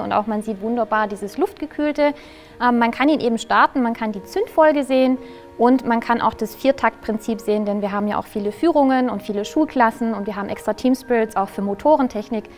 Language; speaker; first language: German; native; German